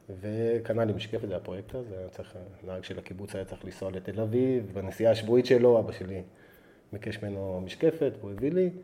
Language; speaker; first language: Hebrew; native; Hebrew